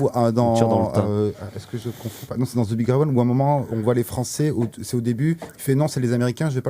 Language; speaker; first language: French; native; French